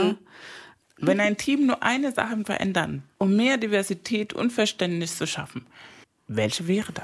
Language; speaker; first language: German; non-native, fluent; Spanish